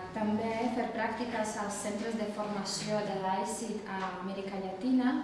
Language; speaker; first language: Catalan; non-native, fluent; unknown